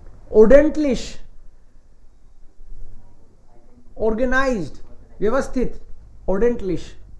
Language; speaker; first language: German; non-native, fluent; Hindi